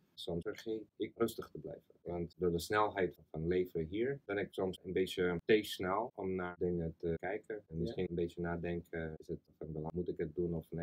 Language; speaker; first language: Dutch; non-native, fluent; Russian